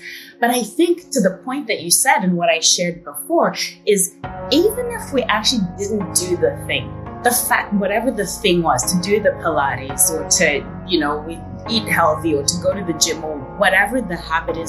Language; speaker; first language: English; native; English